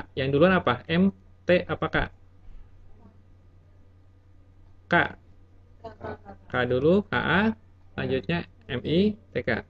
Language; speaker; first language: Indonesian; native; Indonesian